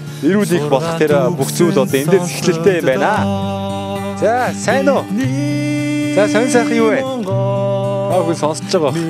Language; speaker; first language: Mongolian; native; Mongolian